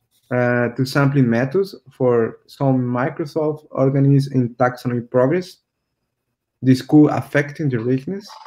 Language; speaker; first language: English; non-native, learner; Portuguese